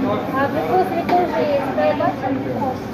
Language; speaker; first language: Russian; non-native, fluent; Tajik